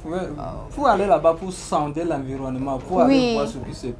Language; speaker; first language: French; non-native, learner; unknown